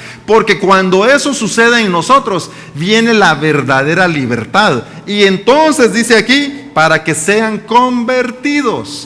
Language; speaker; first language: Spanish; native; Spanish